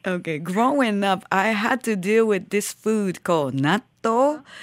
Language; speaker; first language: English; non-native, fluent; Japanese